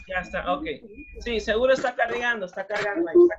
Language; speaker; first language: Spanish; native; Spanish